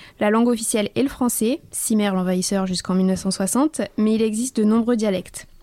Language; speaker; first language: French; native; French